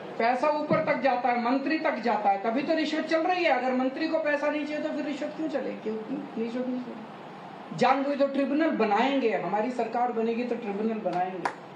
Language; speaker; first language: Hindi; native; Hindi